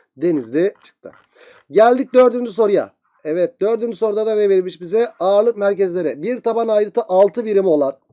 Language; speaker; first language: Turkish; native; Turkish